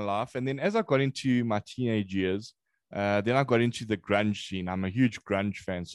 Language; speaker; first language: English; native; English